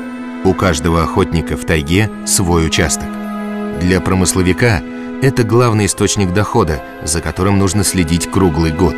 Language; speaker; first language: Russian; native; Russian